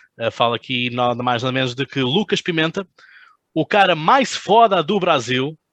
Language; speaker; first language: Portuguese; native; Portuguese